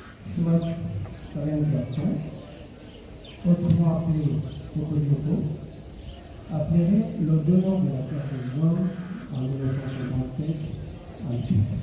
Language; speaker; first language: French; non-native, local second language; Lingala